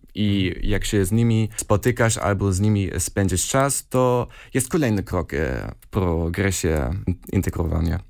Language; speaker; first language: Polish; non-native, fluent; German